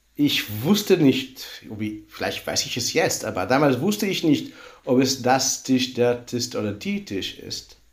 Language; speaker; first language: German; non-native, fluent; Hebrew